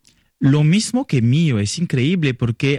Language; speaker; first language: Spanish; non-native, learner; French